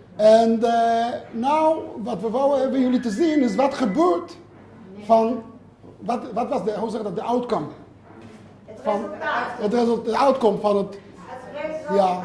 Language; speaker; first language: Dutch; non-native, learner; Hebrew